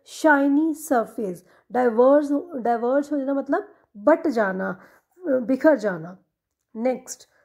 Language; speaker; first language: Hindi; non-native, local second language; Punjabi